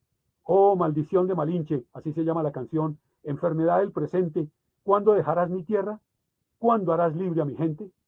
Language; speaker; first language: Spanish; native; Spanish